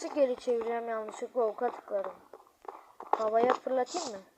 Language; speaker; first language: Turkish; native; Turkish